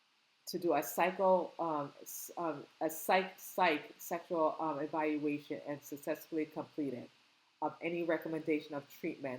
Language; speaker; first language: English; native; English